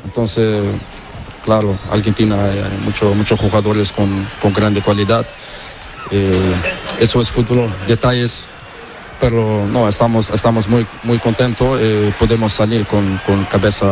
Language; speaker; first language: Spanish; non-native, learner; Portuguese